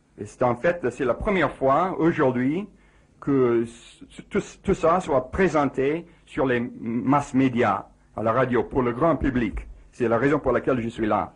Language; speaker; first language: French; non-native, fluent; English